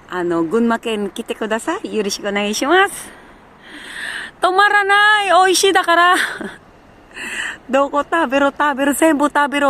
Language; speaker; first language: Japanese; non-native, learner; Filipino